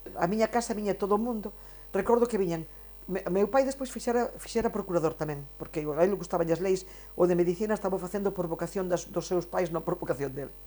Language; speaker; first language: Galician; non-native, local second language; Spanish